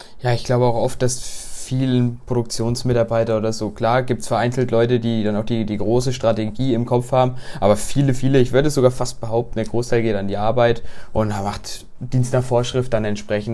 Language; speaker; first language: German; native; German